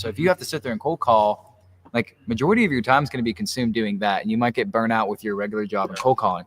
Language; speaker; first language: English; native; English